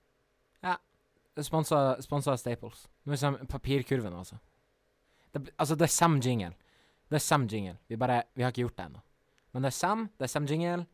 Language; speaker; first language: Norwegian; native; Norwegian